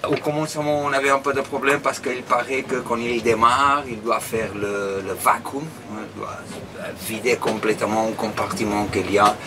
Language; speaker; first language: French; non-native, fluent; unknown